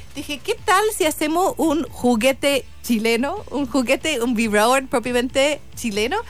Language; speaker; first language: Spanish; non-native, fluent; English